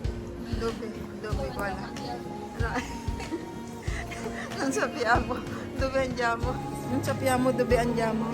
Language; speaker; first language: Italian; non-native, learner; Filipino